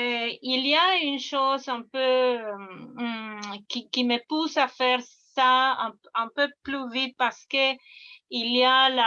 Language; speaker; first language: French; non-native, fluent; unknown